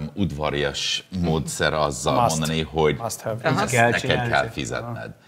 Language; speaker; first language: Hungarian; non-native, fluent; English